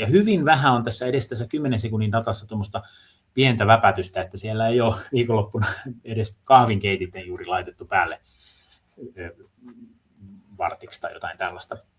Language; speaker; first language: Finnish; native; Finnish